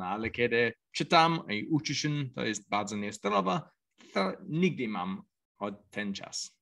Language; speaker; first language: Polish; non-native, learner; English